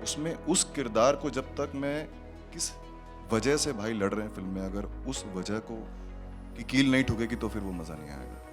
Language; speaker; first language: Hindi; native; Hindi